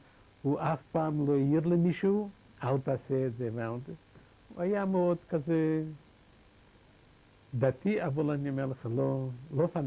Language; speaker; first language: Hebrew; non-native, fluent; Yiddish